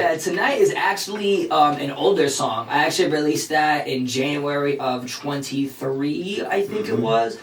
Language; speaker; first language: English; early bilingual, other home language; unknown